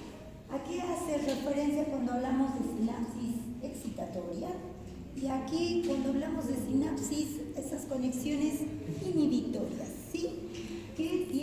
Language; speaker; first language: Spanish; native; Spanish